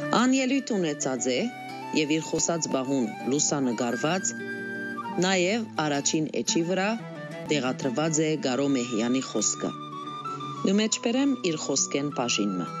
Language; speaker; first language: Armenian; early bilingual, heritage; Armenian